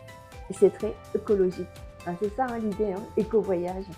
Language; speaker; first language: French; non-native, fluent; Japanese